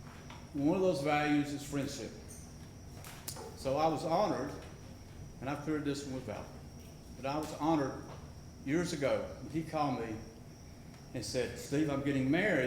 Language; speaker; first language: English; native; English